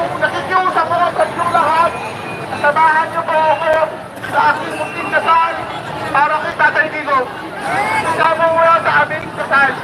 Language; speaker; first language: Filipino; non-native, local second language; Iloko